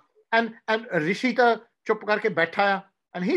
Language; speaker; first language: English; native; English